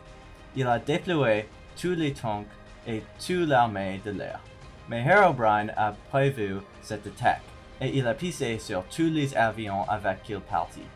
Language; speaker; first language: French; non-native, learner; English